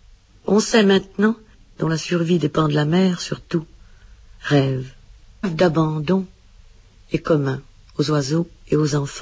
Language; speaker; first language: French; native; French